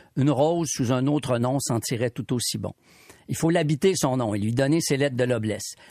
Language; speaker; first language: French; native; French